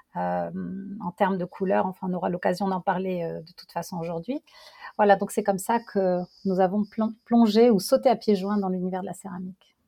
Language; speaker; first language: French; non-native, local second language; Arabic